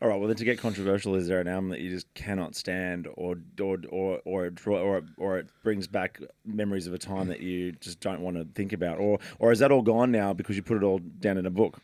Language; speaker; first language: English; native; English